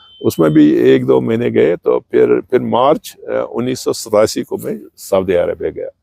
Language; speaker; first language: Urdu; non-native, local second language; Kashmiri